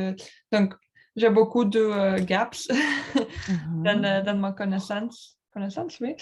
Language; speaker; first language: French; non-native, learner; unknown